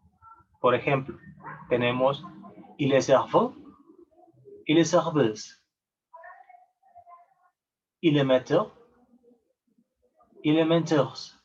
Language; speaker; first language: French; non-native, learner; Spanish